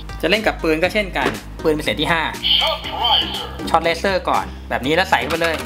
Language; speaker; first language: Thai; native; Thai